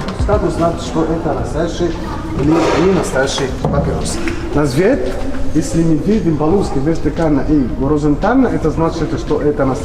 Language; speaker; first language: Russian; non-native, learner; Arabic